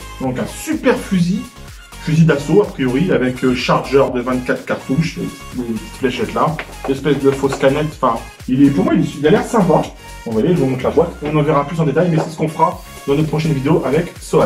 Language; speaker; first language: French; native; French